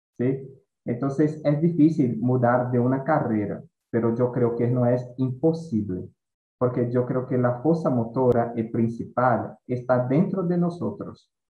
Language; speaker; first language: Spanish; non-native, fluent; Portuguese